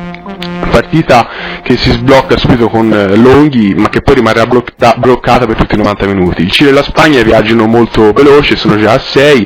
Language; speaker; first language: Italian; native; Italian